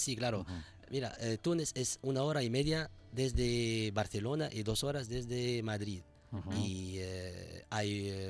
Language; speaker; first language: Spanish; non-native, fluent; Arabic